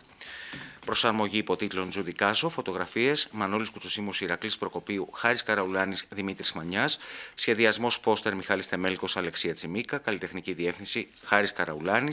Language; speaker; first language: Greek; native; Greek